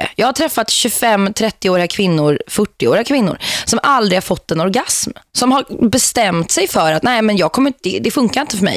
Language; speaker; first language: Swedish; native; Swedish